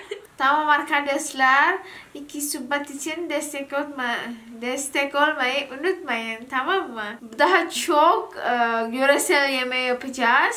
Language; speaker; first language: Turkish; non-native, learner; Indonesian